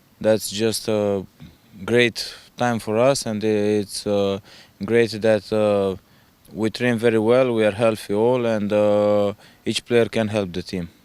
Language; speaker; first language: English; non-native, fluent; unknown